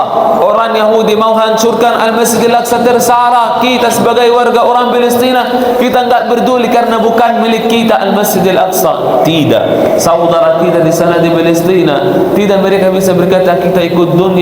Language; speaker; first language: Indonesian; non-native, fluent; Arabic